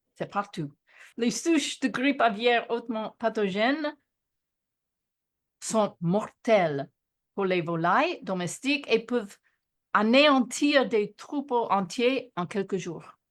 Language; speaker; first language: French; non-native, fluent; English